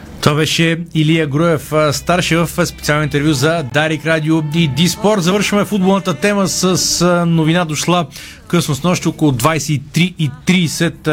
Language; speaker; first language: Bulgarian; native; Bulgarian